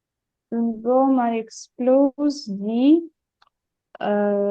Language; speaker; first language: French; non-native, learner; Ukrainian